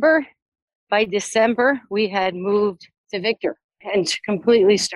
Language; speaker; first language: English; native; English